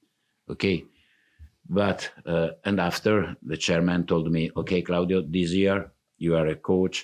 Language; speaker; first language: English; non-native, fluent; Italian